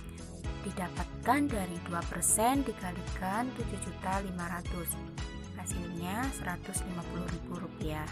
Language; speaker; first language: Indonesian; native; Indonesian